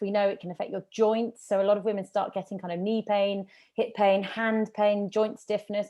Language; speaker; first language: English; native; English